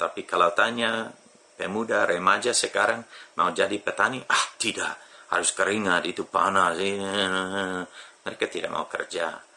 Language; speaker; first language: Indonesian; non-native, fluent; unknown